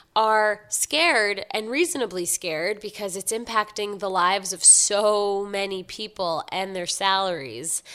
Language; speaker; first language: English; native; English